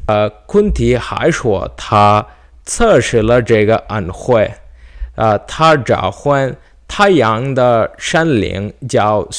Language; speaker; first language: Chinese; non-native, learner; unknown